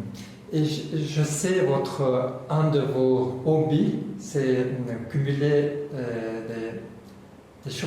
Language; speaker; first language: French; non-native, learner; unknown